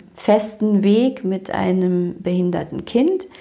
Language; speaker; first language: German; early bilingual, other home language; Romanian